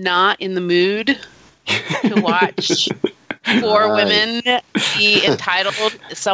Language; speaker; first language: English; native; English